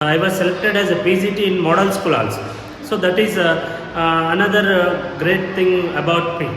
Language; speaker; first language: English; non-native, local second language; Telugu